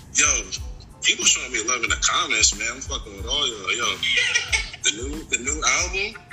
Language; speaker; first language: English; native; English